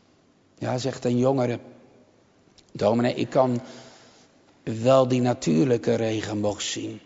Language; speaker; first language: Dutch; native; Dutch